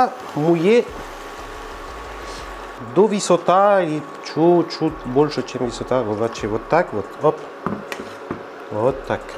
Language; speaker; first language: Russian; non-native, learner; French